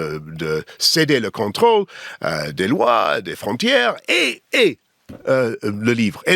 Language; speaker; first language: French; non-native, learner; English